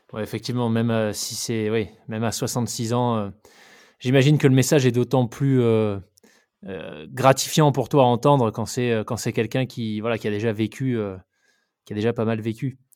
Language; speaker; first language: French; native; French